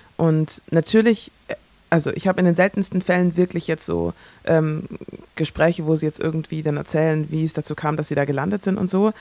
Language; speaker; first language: German; early bilingual, other home language; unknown